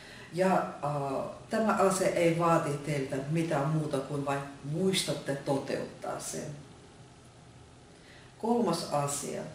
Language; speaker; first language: Finnish; non-native, fluent; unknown